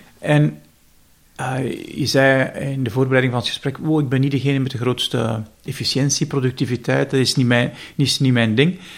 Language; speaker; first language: Dutch; native; Dutch